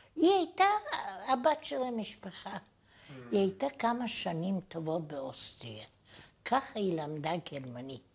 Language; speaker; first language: Hebrew; non-native, fluent; Bulgarian